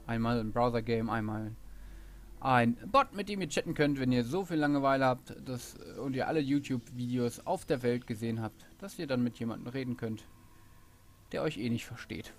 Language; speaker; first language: German; native; German